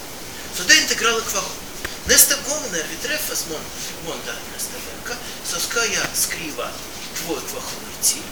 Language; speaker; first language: Swedish; non-native, fluent; Russian